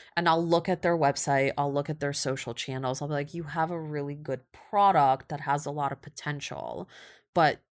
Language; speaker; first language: English; early bilingual, other home language; Russian